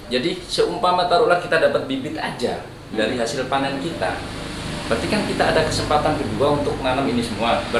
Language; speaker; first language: Indonesian; native; Indonesian